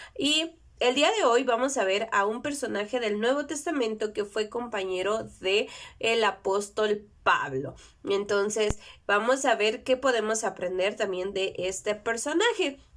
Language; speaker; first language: Spanish; native; Spanish